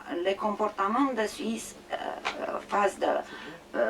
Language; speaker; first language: French; non-native, fluent; Romanian